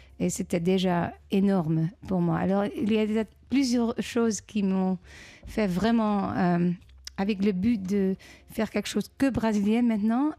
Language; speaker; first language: French; non-native, fluent; Dutch